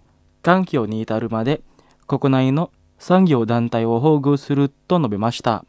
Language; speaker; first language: Japanese; non-native, fluent; Indonesian